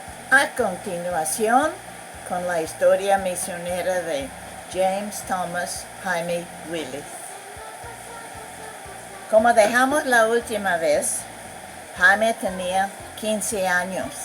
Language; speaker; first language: Spanish; non-native, fluent; English